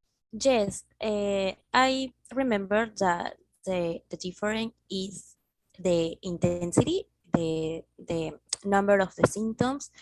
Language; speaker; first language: English; non-native, learner; Spanish